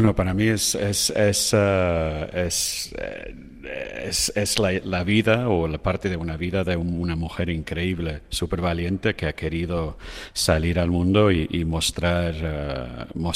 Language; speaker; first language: Spanish; non-native, fluent; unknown